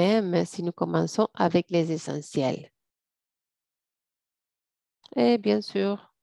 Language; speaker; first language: French; non-native, fluent; English